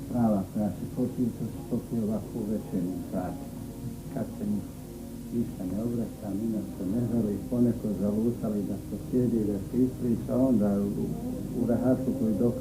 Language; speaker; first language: Bosnian; native; Bosnian